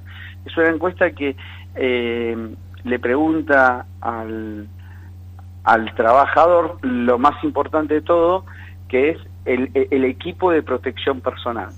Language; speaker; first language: Spanish; native; Spanish